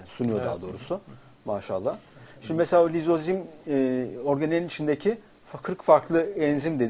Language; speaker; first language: Turkish; native; Turkish